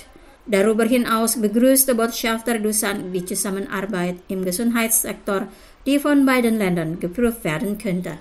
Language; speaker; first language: German; non-native, fluent; Indonesian